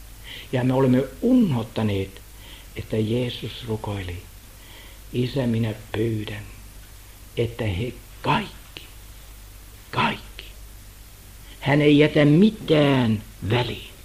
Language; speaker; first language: Finnish; non-native, fluent; German